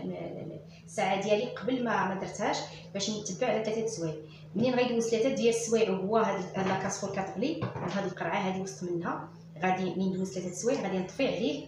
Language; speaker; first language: Arabic; native; Arabic